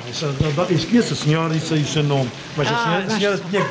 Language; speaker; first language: Portuguese; native; Portuguese